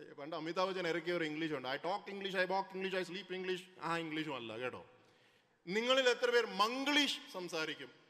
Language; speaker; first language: Malayalam; early bilingual, heritage; Malayalam